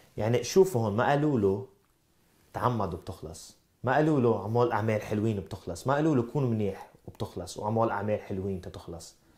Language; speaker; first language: Arabic; early bilingual, heritage; Arabic